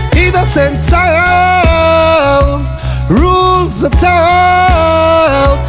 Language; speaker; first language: English; native; English